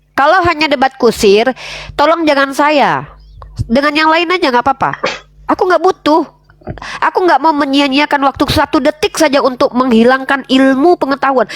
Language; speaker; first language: Indonesian; non-native, local second language; Minangkabau